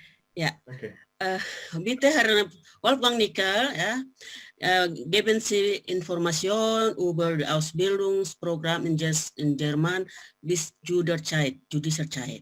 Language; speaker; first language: German; non-native, learner; Indonesian